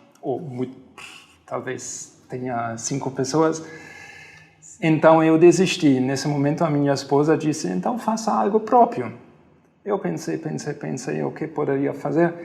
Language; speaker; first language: Portuguese; non-native, fluent; German